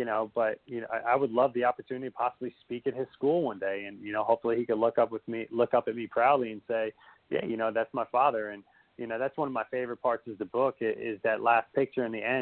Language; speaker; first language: English; native; English